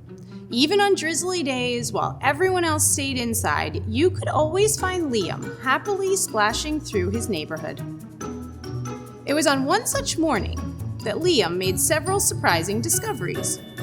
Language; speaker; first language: English; native; English